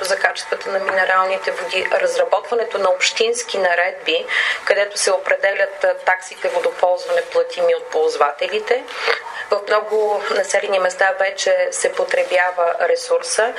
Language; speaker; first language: Bulgarian; native; Bulgarian